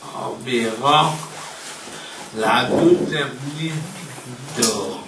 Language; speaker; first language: French; non-native, fluent; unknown